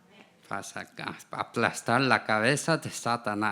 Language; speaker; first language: Spanish; non-native, learner; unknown